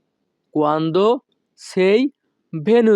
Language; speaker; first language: Italian; non-native, fluent; Bangla